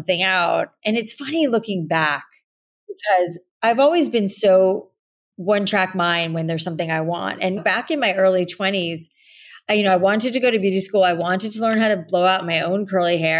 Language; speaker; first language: English; native; English